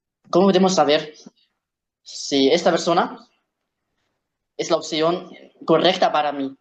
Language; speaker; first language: Spanish; non-native, learner; Arabic